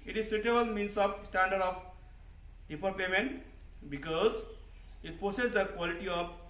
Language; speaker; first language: English; non-native, local second language; Nepali